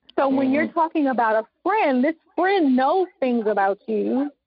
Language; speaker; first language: English; native; English